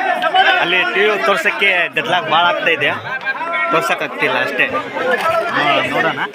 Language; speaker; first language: Kannada; non-native, local second language; Lambadi